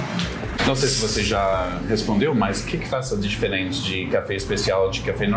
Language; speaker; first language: Portuguese; non-native, fluent; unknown